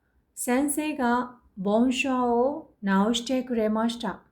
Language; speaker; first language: Japanese; non-native, fluent; Burmese